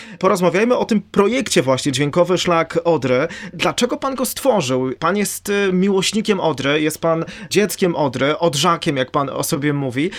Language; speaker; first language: Polish; native; Polish